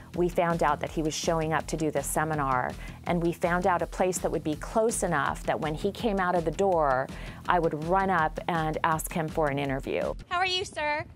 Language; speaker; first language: English; native; English